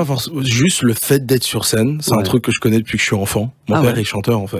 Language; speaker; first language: French; native; French